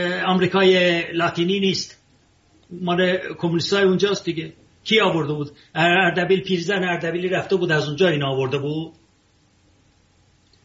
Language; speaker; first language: Persian; native; Persian